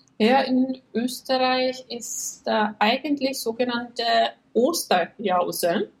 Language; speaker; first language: German; non-native, fluent; Czech